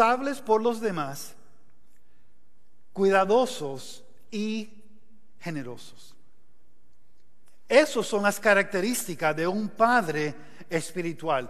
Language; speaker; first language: Spanish; non-native, fluent; English